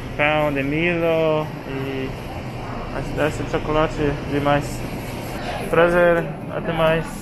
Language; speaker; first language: Portuguese; non-native, learner; English